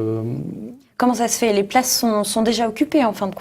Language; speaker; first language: French; native; French